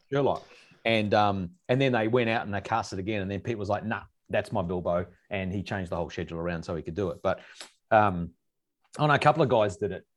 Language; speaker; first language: English; native; English